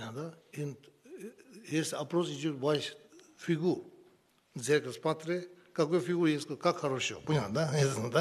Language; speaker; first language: Russian; non-native, learner; Tibetan